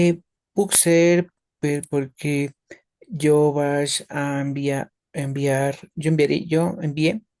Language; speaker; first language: Catalan; non-native, learner; Spanish